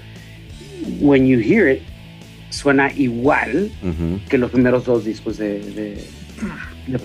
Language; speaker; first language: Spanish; early bilingual, heritage; Spanish